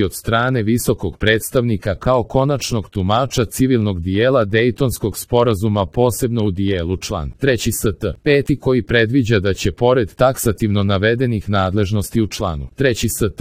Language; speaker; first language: Croatian; native; Croatian